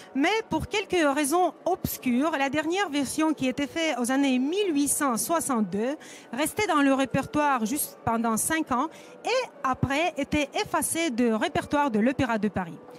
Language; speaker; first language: French; non-native, fluent; Russian